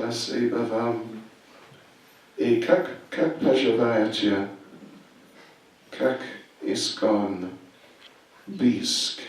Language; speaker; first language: Russian; non-native, learner; English